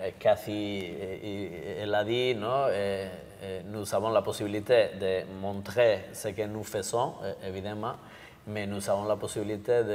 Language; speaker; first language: French; non-native, learner; Basque